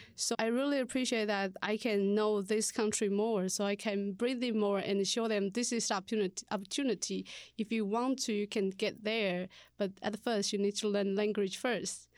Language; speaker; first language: English; non-native, learner; Chinese